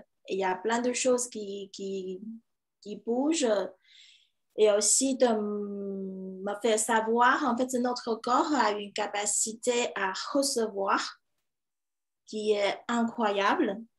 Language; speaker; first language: French; non-native, fluent; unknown